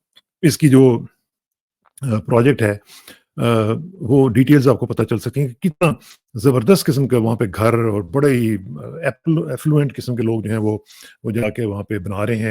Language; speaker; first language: Urdu; native; Urdu